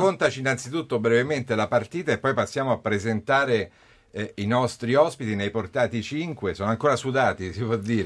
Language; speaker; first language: Italian; native; Italian